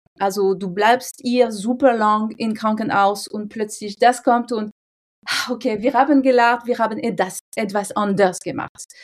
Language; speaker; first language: German; non-native, fluent; French